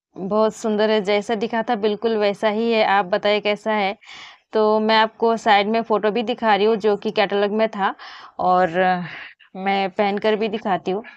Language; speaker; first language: Hindi; non-native, local second language; Bangla